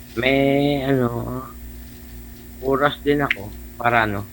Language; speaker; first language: Filipino; non-native, local second language; Cebuano